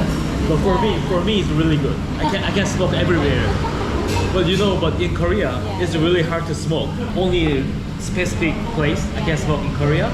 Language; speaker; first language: English; non-native, learner; Korean